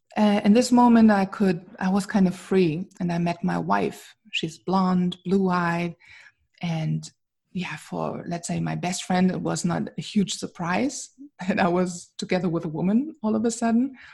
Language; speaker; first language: English; non-native, fluent; German